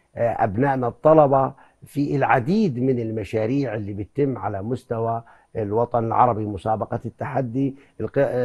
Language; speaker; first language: Arabic; native; Arabic